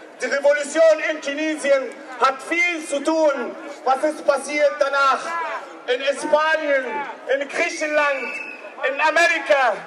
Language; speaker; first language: German; non-native, learner; Arabic